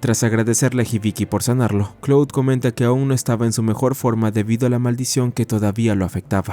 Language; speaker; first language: Spanish; native; Spanish